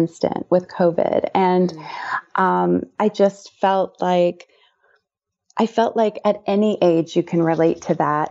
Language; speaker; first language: English; native; English